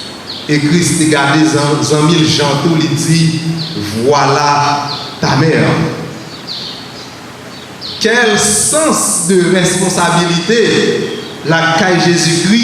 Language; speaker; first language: French; non-native, learner; Haitian Creole